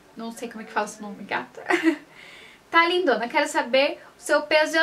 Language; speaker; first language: Portuguese; native; Portuguese